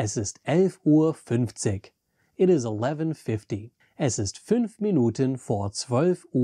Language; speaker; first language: German; non-native, fluent; English